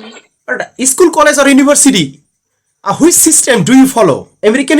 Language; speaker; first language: English; non-native, learner; Bangla